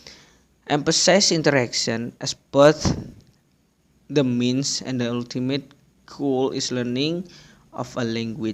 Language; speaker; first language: English; non-native, learner; Indonesian